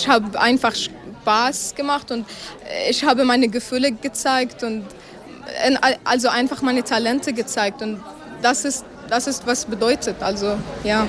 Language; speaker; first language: German; non-native, learner; Arabic